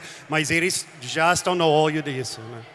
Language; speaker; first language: Portuguese; non-native, fluent; English